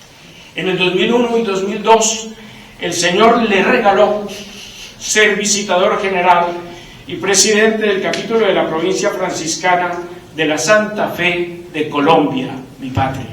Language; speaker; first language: Spanish; native; Spanish